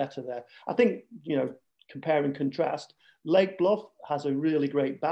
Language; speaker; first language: English; native; English